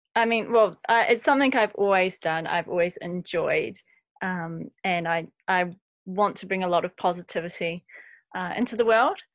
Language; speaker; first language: English; native; English